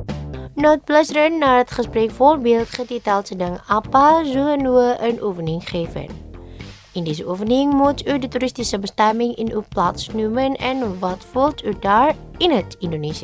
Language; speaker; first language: Dutch; non-native, learner; Indonesian